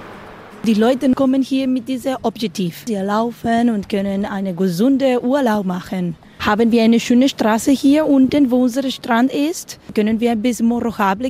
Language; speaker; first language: German; non-native, learner; Spanish